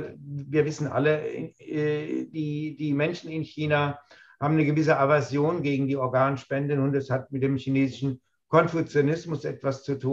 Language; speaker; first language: German; native; German